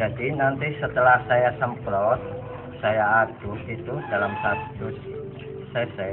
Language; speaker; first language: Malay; non-native, local second language; Javanese